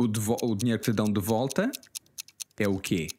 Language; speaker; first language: Portuguese; non-native, fluent; English